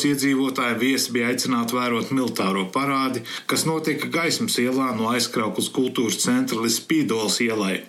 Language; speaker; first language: Latvian; early bilingual, heritage; Latvian